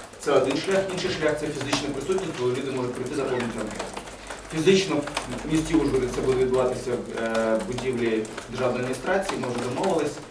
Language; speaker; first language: Ukrainian; early bilingual, other home language; Persian